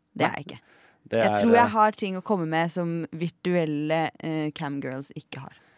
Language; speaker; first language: Norwegian; native; Norwegian